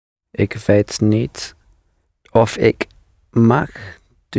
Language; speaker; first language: Dutch; non-native, learner; English